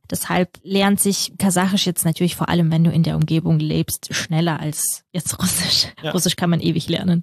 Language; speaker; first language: German; early bilingual, other home language; Russian